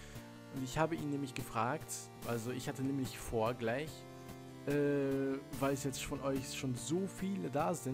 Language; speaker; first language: German; native; German